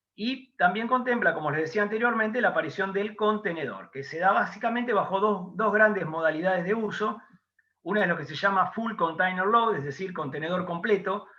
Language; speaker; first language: Spanish; native; Spanish